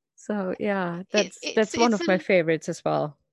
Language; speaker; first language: English; non-native, fluent; German